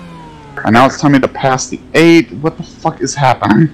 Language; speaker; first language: English; native; English